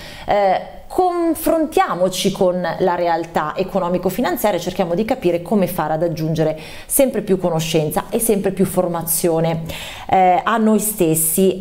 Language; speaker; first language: Italian; native; Italian